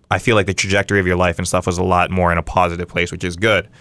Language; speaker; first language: English; native; English